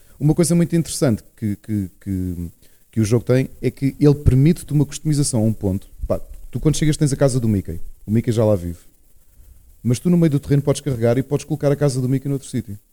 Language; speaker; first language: Portuguese; native; Portuguese